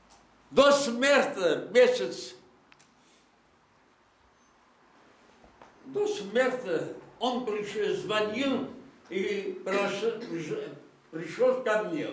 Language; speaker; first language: Russian; non-native, local second language; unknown